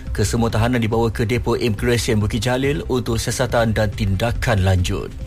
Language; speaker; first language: Malay; native; Malay